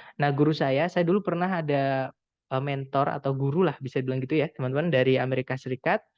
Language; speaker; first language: Indonesian; non-native, local second language; Javanese